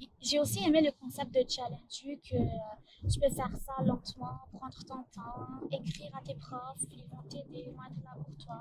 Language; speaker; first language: French; non-native, fluent; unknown